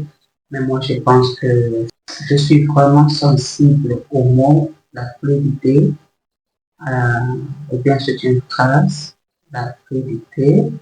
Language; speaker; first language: French; non-native, learner; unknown